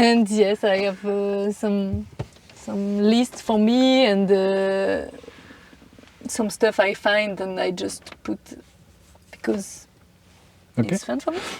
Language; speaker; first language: English; non-native, learner; French